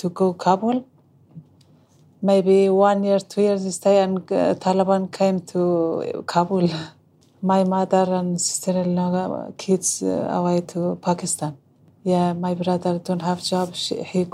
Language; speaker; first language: English; non-native, learner; Hazaragi